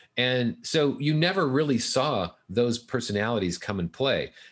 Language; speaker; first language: English; native; English